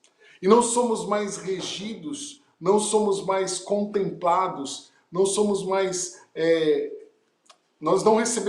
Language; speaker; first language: Portuguese; native; Portuguese